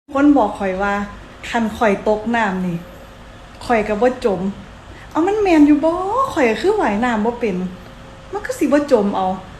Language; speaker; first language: Thai; native; Thai